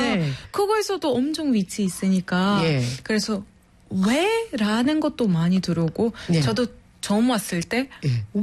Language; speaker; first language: Korean; non-native, fluent; Arabic